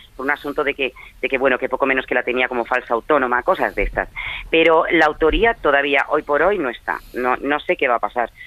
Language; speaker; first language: Spanish; native; Spanish